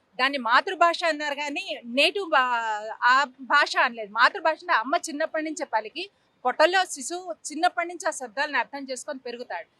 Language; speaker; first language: Telugu; native; Telugu